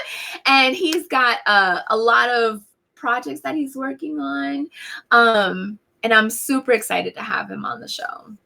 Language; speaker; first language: English; native; English